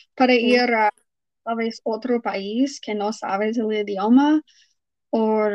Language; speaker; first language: Spanish; non-native, fluent; English